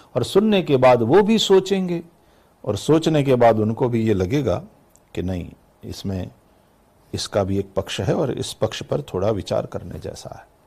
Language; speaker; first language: Hindi; non-native, local second language; Gujarati